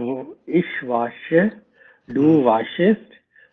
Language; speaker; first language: German; non-native, learner; Hindi